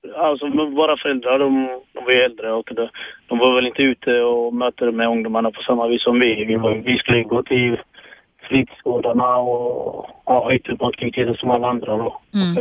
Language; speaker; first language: Swedish; early bilingual, other home language; Tigrinya